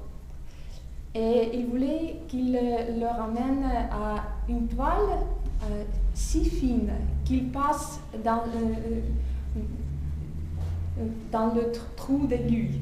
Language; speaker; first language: French; non-native, fluent; Russian